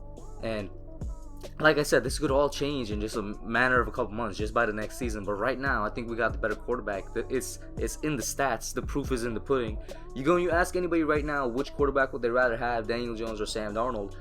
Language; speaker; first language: English; native; English